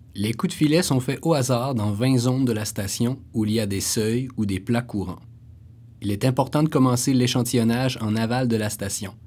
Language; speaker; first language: French; native; French